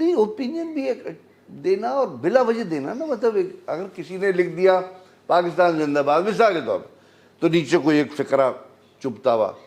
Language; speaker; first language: Urdu; native; Urdu